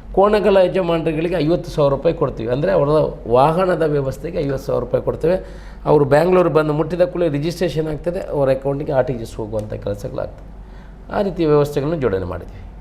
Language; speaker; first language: Kannada; non-native, local second language; Tulu